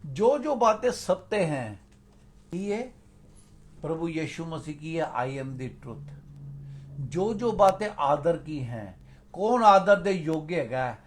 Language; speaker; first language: Hindi; non-native, local second language; Punjabi